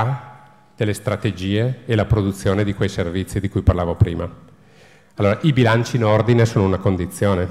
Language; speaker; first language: Italian; native; Italian